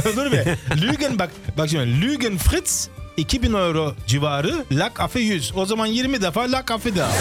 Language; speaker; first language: Turkish; early bilingual, heritage; Turkish